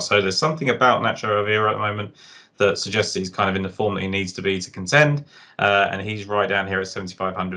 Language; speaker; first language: English; native; English